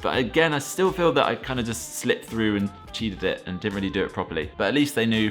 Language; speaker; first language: English; native; English